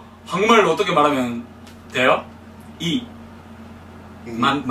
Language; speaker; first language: Korean; non-native, fluent; Japanese